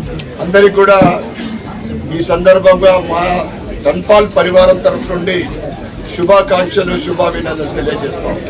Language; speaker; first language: Telugu; native; Telugu